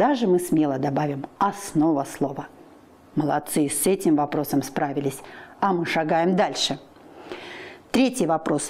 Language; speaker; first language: Russian; native; Russian